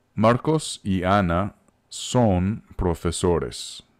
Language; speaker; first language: Spanish; non-native, fluent; English